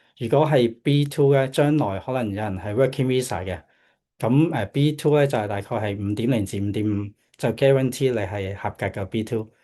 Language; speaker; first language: Cantonese; native; Cantonese